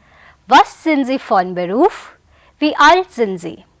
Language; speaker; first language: German; non-native, fluent; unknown